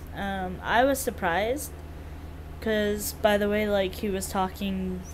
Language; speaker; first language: English; native; English